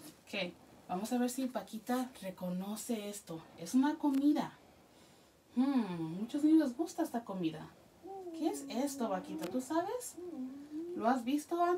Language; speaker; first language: Spanish; early bilingual, heritage; Spanish